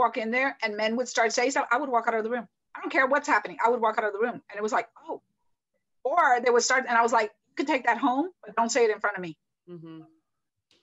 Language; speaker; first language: English; native; English